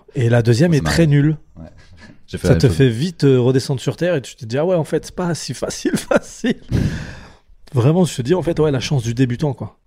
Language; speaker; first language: French; native; French